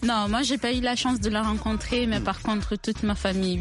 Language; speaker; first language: French; non-native, local second language; Bambara